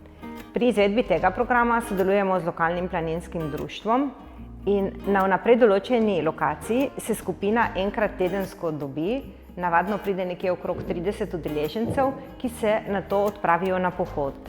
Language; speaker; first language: Slovenian; native; Slovenian